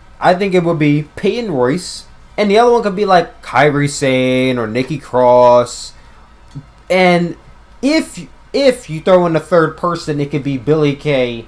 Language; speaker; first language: English; native; English